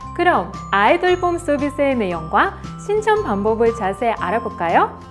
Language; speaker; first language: Korean; non-native, fluent; Russian